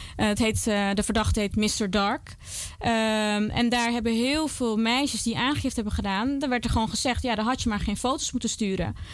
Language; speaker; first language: Dutch; native; Dutch